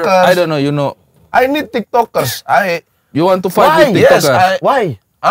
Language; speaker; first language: English; non-native, learner; Indonesian